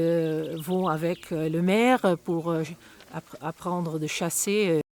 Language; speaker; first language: French; non-native, learner; Spanish